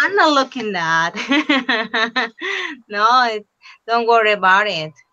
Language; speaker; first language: English; non-native, fluent; Spanish